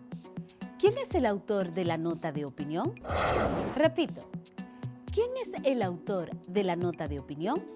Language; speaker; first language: Spanish; native; Spanish